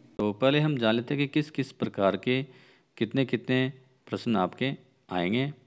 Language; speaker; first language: Hindi; native; Hindi